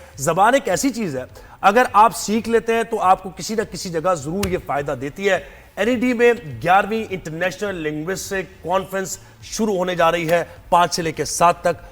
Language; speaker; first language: Urdu; native; Urdu